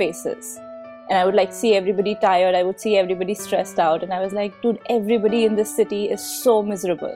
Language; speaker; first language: English; non-native, local second language; Hindi